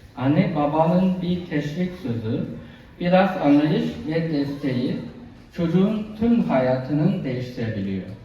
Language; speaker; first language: Turkish; non-native, fluent; Chinese